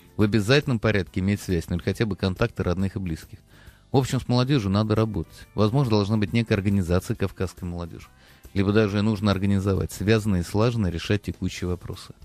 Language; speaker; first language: Russian; native; Russian